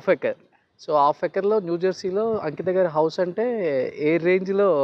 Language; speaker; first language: Telugu; native; Telugu